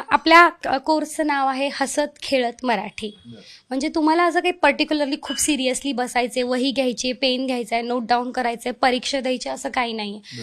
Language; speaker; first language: Marathi; non-native, local second language; Hindi